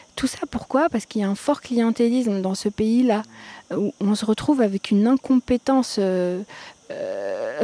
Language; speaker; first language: French; non-native, local second language; Arabic